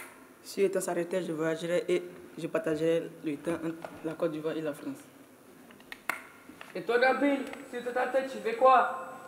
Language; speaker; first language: French; non-native, learner; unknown